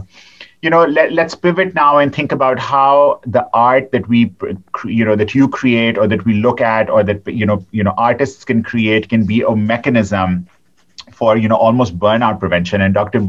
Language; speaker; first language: English; non-native, local second language; Urdu